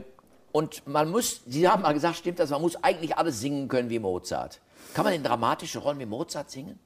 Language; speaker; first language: German; native; German